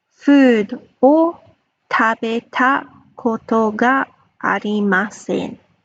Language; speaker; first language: Japanese; non-native, fluent; English